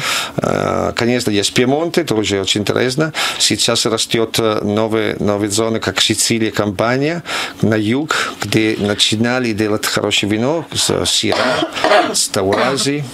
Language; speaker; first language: Russian; non-native, learner; Italian